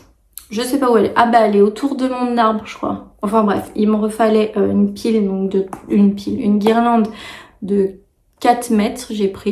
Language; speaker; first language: French; native; French